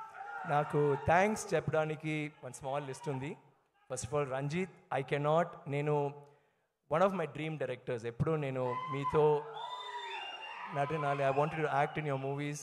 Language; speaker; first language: Telugu; non-native, learner; Tamil